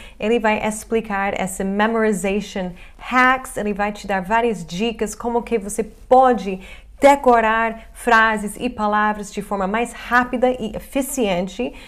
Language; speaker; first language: Portuguese; non-native, fluent; English